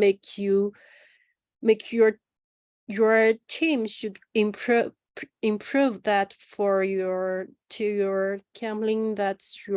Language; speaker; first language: English; non-native, learner; Chinese